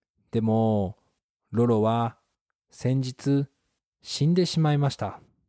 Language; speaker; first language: Japanese; native; Japanese